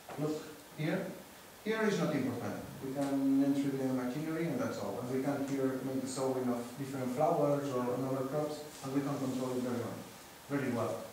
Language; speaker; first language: English; non-native, fluent; Spanish